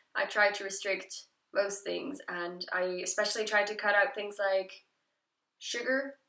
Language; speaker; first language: English; non-native, fluent; Dutch